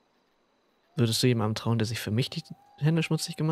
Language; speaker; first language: German; native; German